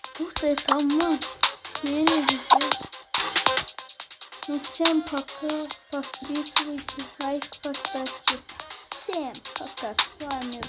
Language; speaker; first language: Russian; non-native, learner; Azerbaijani